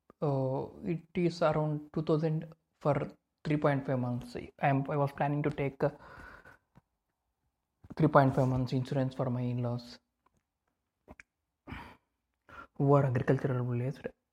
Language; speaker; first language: English; non-native, local second language; Telugu